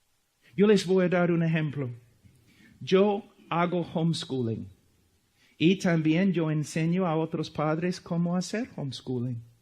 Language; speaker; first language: Spanish; non-native, fluent; English